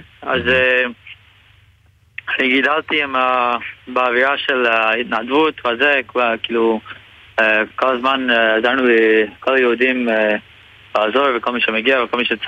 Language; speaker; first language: Hebrew; non-native, fluent; English